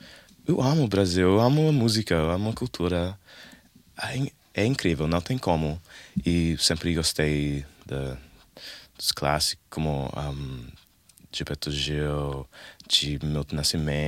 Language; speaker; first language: Portuguese; non-native, learner; English